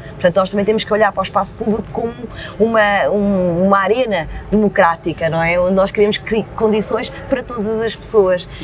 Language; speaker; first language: Portuguese; early bilingual, other home language; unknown